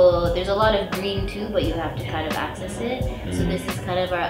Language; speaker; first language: English; native; English